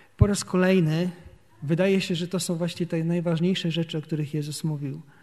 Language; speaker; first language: Polish; native; Polish